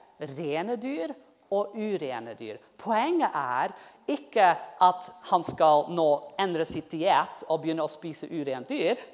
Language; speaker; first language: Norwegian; non-native, fluent; English